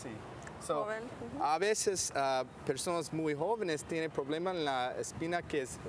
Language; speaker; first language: Spanish; non-native, fluent; English